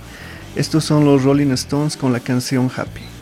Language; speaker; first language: Spanish; native; Spanish